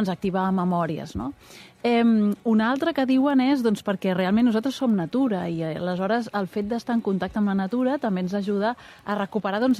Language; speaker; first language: Catalan; native; Catalan